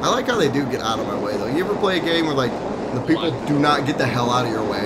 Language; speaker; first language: English; native; English